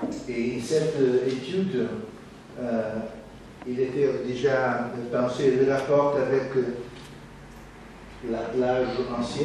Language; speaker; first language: French; non-native, learner; Portuguese